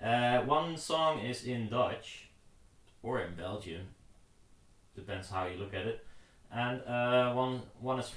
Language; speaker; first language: English; non-native, fluent; Dutch